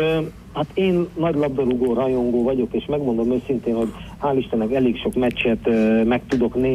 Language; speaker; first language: Hungarian; native; Hungarian